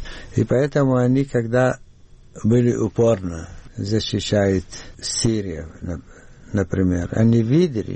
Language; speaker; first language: Russian; non-native, learner; Arabic